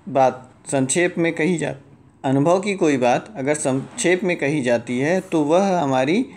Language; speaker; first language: Hindi; native; Hindi